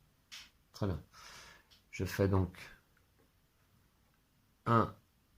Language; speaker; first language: French; native; French